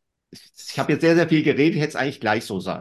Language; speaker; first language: German; native; German